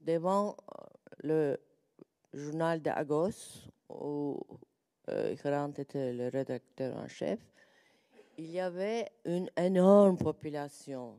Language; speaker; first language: French; non-native, learner; Turkish